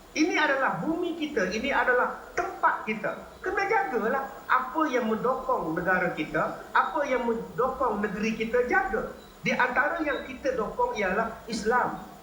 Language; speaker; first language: Malay; native; Malay